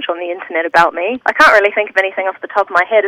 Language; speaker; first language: English; native; English